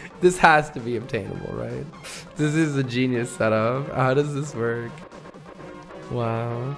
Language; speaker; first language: English; native; English